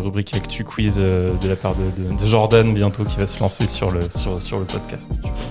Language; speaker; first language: French; native; French